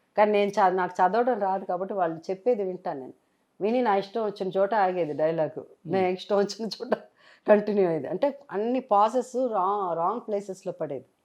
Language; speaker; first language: Telugu; native; Telugu